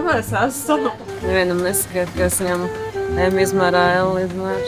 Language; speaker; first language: Latvian; native; Latvian